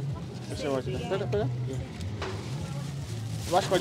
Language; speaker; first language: Vietnamese; non-native, learner; Portuguese